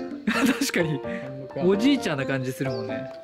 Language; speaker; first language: Japanese; native; Japanese